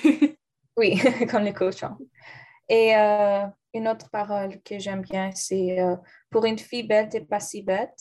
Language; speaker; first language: French; non-native, learner; English